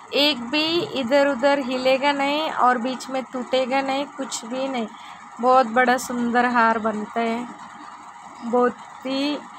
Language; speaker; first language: Hindi; non-native, local second language; Telugu